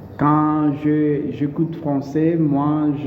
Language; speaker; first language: French; non-native, learner; Portuguese